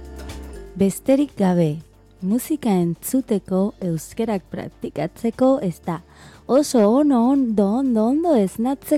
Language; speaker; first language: Basque; non-native, learner; Spanish